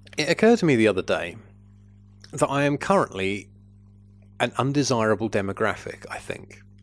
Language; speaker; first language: English; native; English